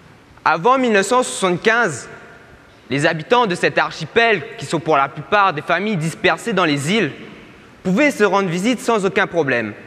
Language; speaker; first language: French; native; French